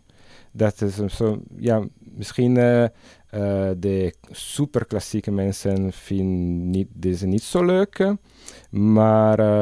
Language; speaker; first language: Dutch; non-native, learner; Italian